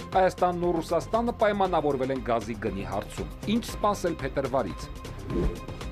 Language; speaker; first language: Armenian; native; Armenian